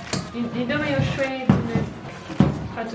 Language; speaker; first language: Chinese; non-native, learner; French